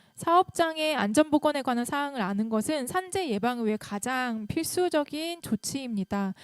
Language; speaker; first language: Korean; native; Korean